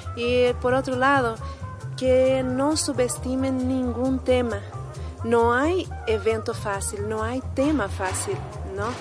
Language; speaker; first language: Spanish; non-native, fluent; Portuguese